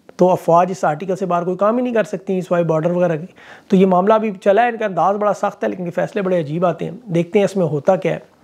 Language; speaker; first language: Urdu; native; Urdu